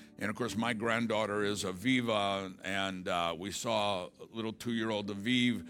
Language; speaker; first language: English; native; English